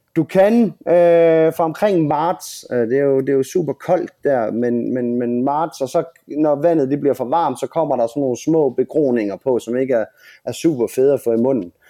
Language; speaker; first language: Danish; native; Danish